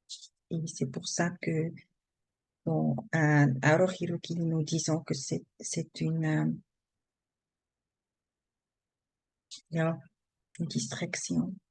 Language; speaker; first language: French; non-native, learner; German